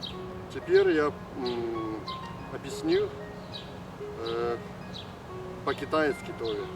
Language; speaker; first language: Russian; non-native, fluent; Chinese